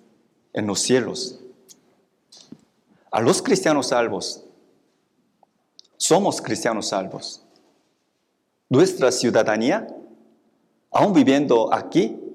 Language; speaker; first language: Spanish; non-native, fluent; Korean